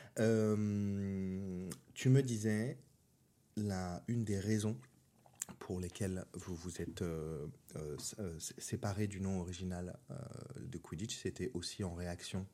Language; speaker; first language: French; native; French